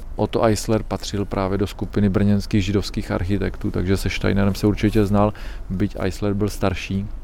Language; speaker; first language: Czech; native; Czech